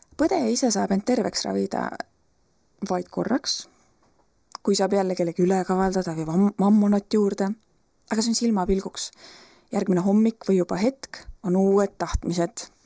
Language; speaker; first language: Estonian; native; Estonian